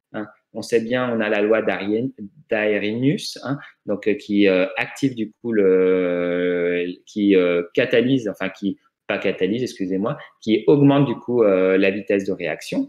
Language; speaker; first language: French; native; French